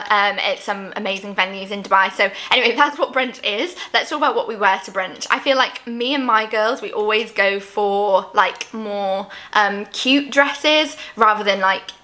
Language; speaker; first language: English; native; English